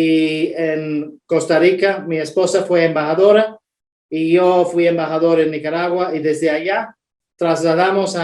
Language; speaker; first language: Spanish; non-native, fluent; English